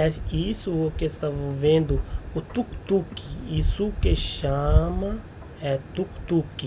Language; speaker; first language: Portuguese; non-native, learner; Hindi